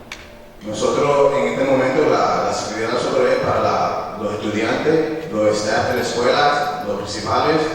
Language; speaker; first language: Spanish; early bilingual, heritage; Spanish